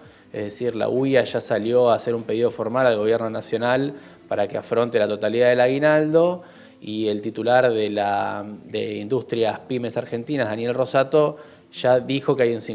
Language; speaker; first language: Spanish; native; Spanish